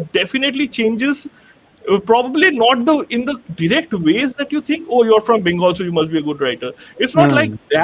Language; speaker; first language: English; non-native, local second language; Bangla